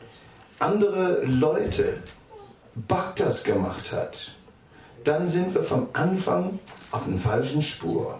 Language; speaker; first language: German; non-native, fluent; Dutch